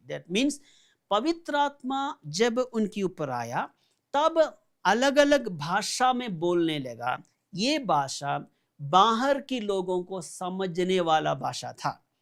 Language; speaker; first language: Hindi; non-native, local second language; Malayalam